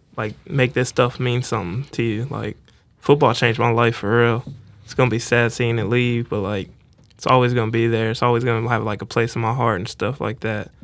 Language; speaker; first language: English; native; English